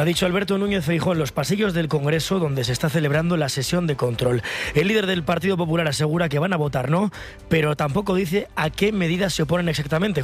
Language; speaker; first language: Spanish; native; Spanish